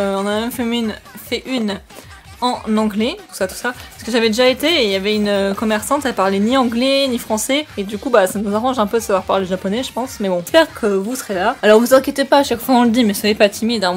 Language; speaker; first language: French; native; French